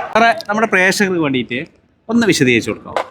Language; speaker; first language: Malayalam; native; Malayalam